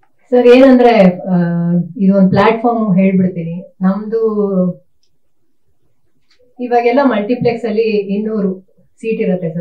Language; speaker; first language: Kannada; native; Kannada